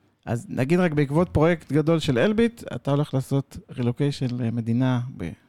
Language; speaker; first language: Hebrew; native; Hebrew